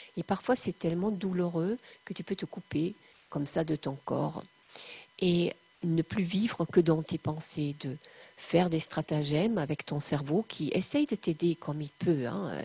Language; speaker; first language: French; non-native, fluent; German